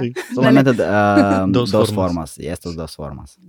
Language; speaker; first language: Spanish; non-native, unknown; Russian